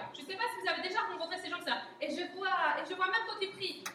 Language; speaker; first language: French; native; French